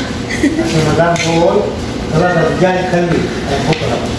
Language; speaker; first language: Arabic; non-native, learner; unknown